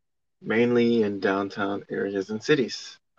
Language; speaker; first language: English; native; English